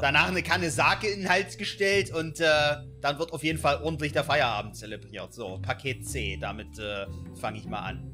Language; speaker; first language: German; native; German